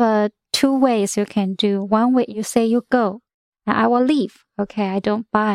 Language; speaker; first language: English; non-native, fluent; Chinese